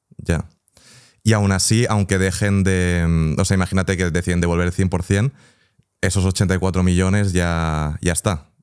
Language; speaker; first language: Spanish; native; Spanish